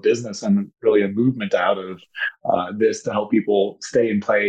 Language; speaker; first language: English; native; English